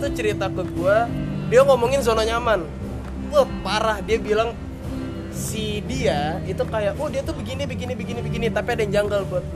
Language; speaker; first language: Indonesian; native; Indonesian